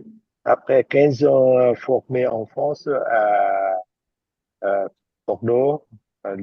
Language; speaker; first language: French; non-native, fluent; Vietnamese